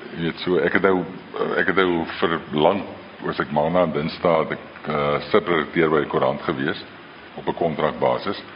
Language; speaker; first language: Afrikaans; native; Afrikaans